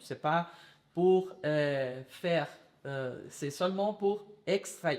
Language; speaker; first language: French; non-native, learner; Portuguese